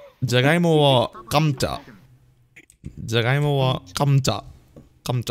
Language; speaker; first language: Japanese; non-native, learner; English